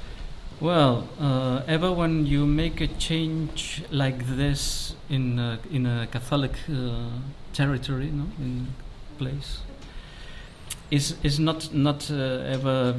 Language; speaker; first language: English; non-native, learner; Spanish